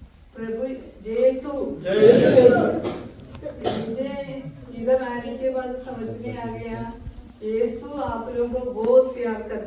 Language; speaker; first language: Hindi; non-native, local second language; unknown